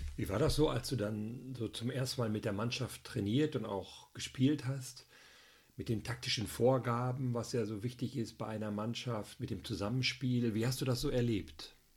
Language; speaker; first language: German; native; German